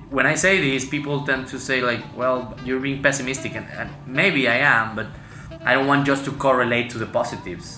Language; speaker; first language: English; non-native, fluent; Spanish